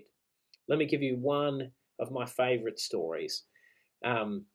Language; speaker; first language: English; native; English